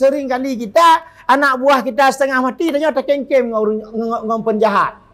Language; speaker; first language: Malay; non-native, local second language; Achinese